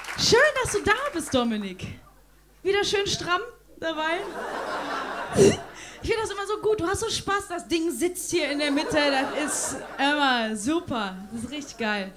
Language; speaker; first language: German; native; German